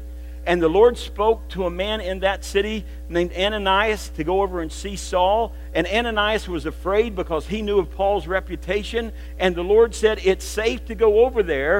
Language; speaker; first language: English; native; English